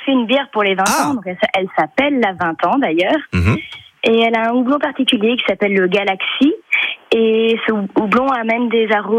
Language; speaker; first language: French; native; French